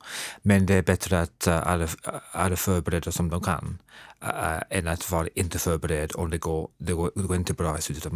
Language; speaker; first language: Swedish; non-native, fluent; English